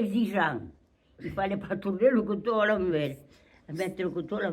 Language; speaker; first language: French; native; French